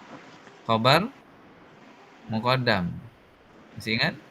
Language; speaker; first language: Indonesian; native; Indonesian